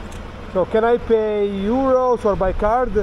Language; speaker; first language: English; non-native, learner; Maltese